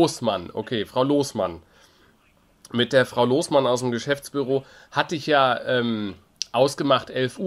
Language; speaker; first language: German; native; German